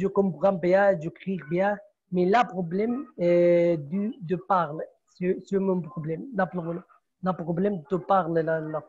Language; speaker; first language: French; non-native, learner; Arabic